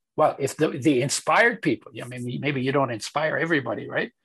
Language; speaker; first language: English; early bilingual, other home language; Polish